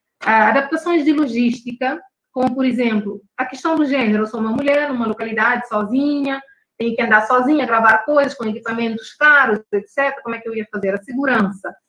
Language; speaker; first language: Portuguese; non-native, local second language; Kabuverdianu